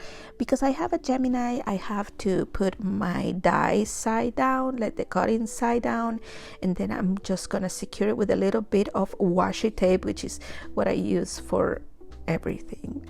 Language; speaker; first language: English; non-native, fluent; Spanish